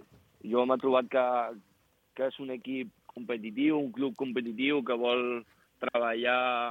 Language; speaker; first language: Catalan; non-native, local second language; Spanish